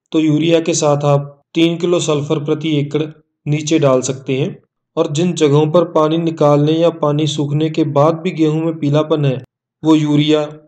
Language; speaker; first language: Hindi; non-native, local second language; Punjabi